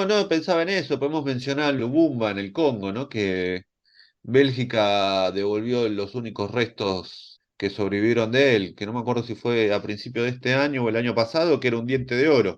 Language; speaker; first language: Spanish; native; Spanish